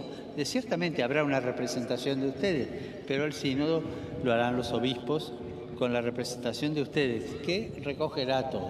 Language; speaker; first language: Spanish; native; Spanish